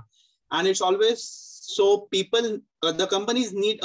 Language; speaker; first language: English; non-native, local second language; Marathi